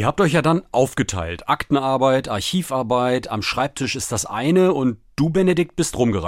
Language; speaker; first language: German; native; German